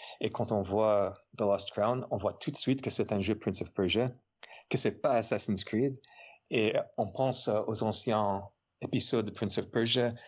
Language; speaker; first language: French; non-native, fluent; English